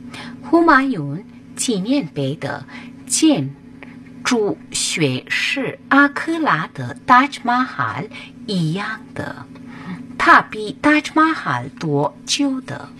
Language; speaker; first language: Chinese; non-native, fluent; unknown